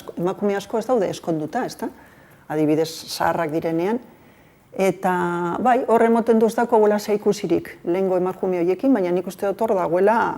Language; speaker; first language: Basque; non-native, local second language; Spanish